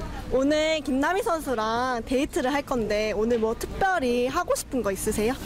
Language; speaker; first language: Korean; native; Korean